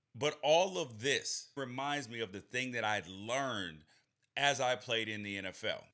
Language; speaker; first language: English; native; English